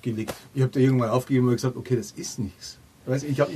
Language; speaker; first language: German; native; German